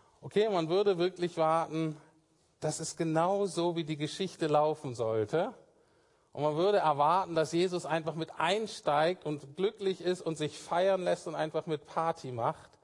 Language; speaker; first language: German; native; German